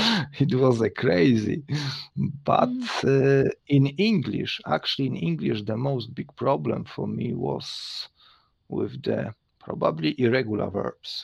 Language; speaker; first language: English; non-native, learner; Polish